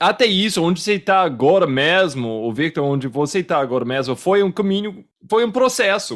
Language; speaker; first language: Portuguese; non-native, fluent; English